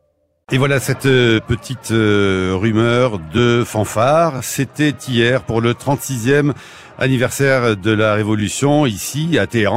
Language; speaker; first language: French; native; French